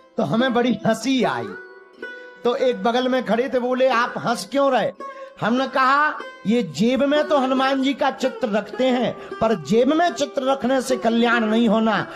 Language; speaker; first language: Hindi; native; Hindi